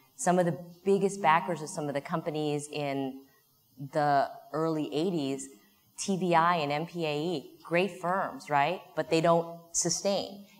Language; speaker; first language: English; native; English